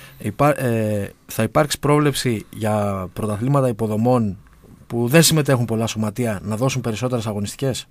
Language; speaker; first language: Greek; native; Greek